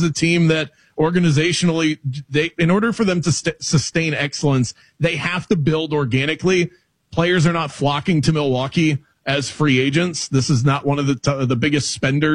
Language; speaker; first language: English; native; English